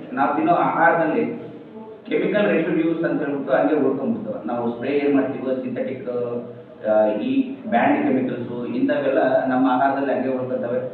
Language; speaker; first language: Kannada; native; Kannada